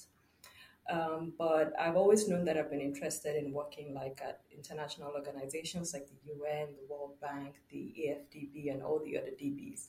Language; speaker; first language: English; non-native, local second language; Yoruba